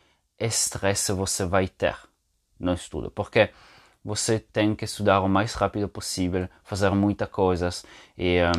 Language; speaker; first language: Portuguese; non-native, fluent; Italian